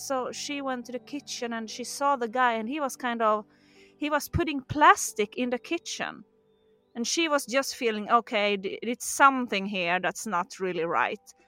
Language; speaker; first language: English; non-native, fluent; Swedish